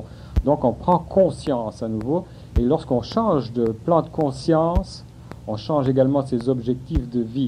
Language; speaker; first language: French; native; French